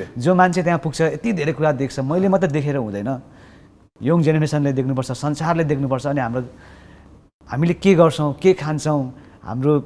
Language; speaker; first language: Nepali; non-native, local second language; Sherpa